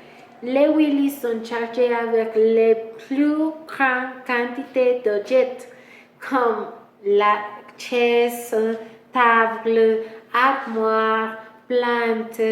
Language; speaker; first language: French; non-native, learner; Spanish